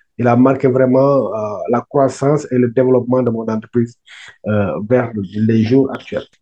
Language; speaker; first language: French; non-native, local second language; Wolof